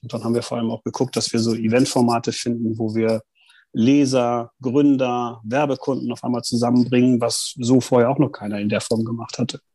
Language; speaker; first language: German; native; German